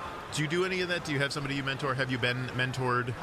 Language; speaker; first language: English; native; English